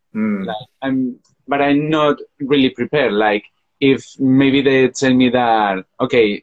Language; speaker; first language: English; non-native, fluent; Spanish